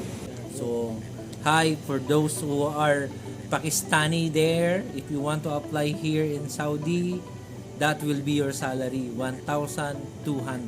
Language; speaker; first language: English; non-native, learner; Filipino